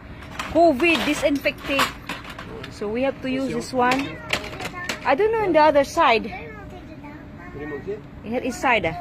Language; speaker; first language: English; non-native, local second language; Cebuano